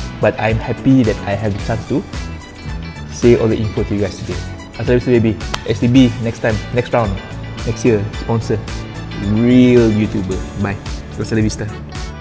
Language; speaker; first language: English; non-native, local second language; Malay